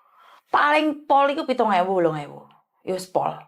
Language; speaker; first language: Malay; non-native, local second language; Javanese